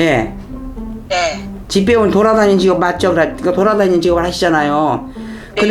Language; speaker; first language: Korean; native; Korean